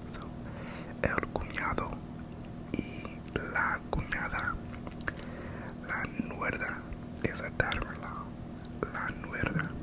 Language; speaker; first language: Spanish; non-native, learner; English